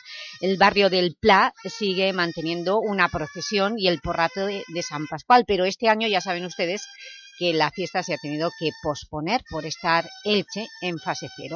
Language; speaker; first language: Spanish; native; Spanish